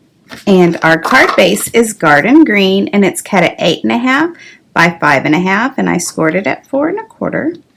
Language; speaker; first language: English; native; English